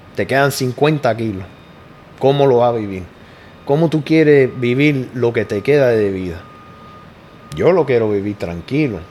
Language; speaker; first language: Spanish; early bilingual, heritage; Spanish